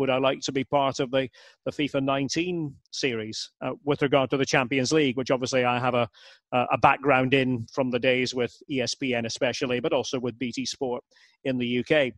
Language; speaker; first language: English; native; English